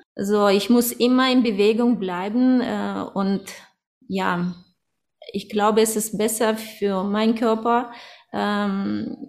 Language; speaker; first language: German; early bilingual, other home language; Russian